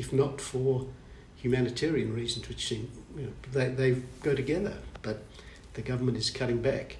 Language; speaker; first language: English; native; English